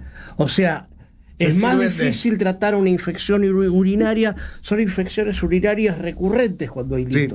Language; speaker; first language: Spanish; native; Spanish